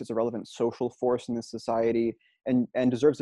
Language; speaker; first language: English; native; English